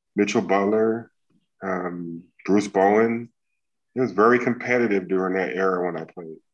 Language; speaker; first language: English; native; English